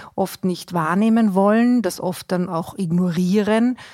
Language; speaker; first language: German; native; German